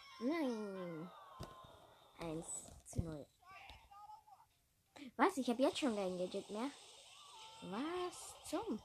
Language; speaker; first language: German; native; German